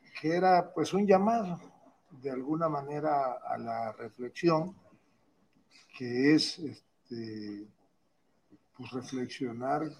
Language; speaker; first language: Spanish; native; Spanish